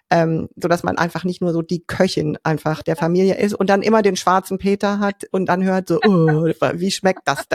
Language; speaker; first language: German; native; German